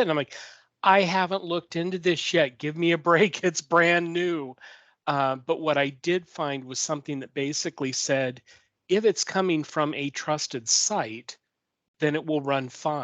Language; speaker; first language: English; native; English